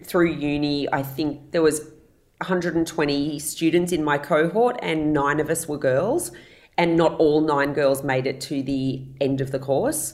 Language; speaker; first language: English; native; English